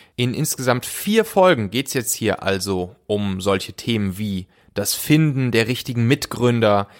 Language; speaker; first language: German; native; German